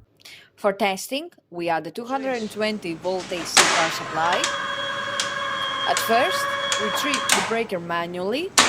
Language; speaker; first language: English; non-native, fluent; Greek